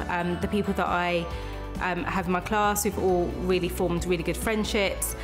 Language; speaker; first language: English; native; English